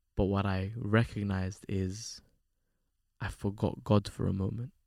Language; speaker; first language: English; native; English